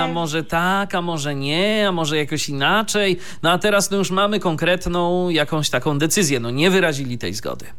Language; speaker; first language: Polish; native; Polish